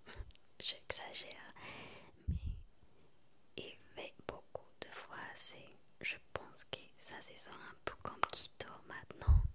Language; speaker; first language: French; non-native, learner; Spanish